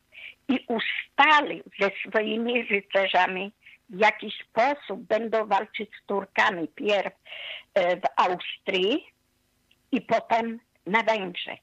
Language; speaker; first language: Polish; non-native, fluent; Hungarian